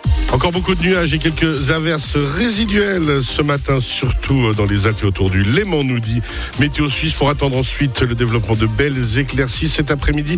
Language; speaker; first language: French; native; French